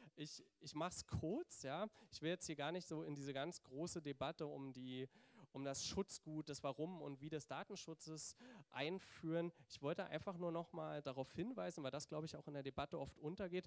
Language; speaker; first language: German; native; German